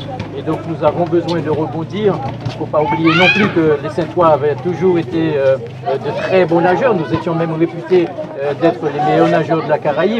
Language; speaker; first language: French; native; French